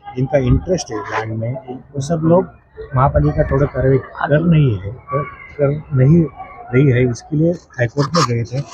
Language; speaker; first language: Hindi; non-native, local second language; Marathi